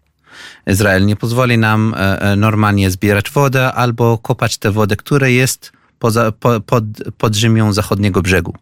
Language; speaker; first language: Polish; non-native, fluent; Arabic